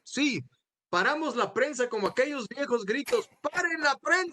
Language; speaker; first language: Spanish; native; Spanish